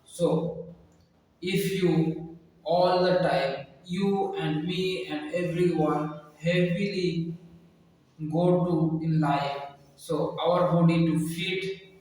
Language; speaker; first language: English; non-native, learner; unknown